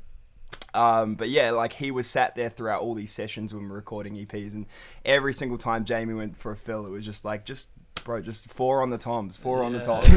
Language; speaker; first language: English; native; English